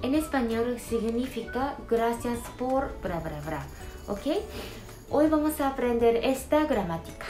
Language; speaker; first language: Spanish; non-native, fluent; Japanese